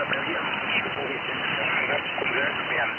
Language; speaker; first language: Thai; native; Thai